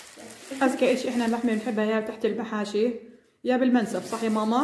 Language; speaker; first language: Arabic; native; Arabic